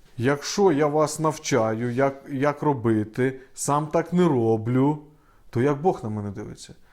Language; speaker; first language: Ukrainian; non-native, local second language; Russian